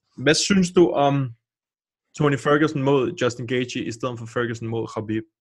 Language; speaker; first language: Danish; native; Danish